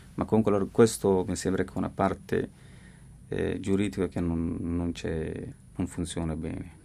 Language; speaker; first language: Italian; non-native, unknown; Persian